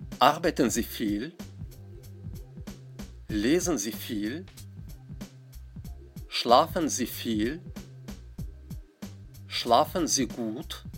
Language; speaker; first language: German; non-native, fluent; Russian